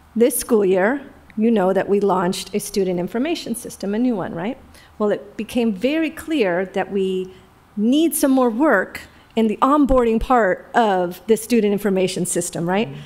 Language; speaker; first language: English; native; English